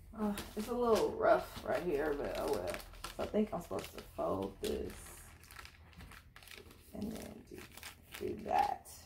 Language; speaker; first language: English; native; English